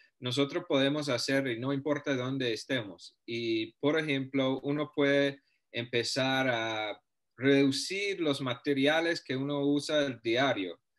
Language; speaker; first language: Spanish; non-native, fluent; English